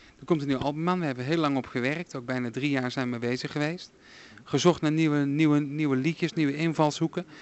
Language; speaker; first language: Dutch; native; Dutch